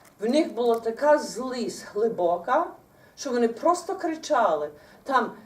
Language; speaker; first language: Ukrainian; early bilingual, heritage; Ukrainian